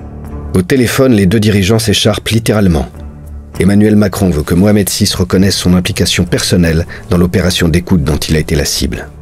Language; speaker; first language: French; native; French